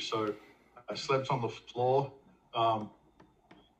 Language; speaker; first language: English; native; English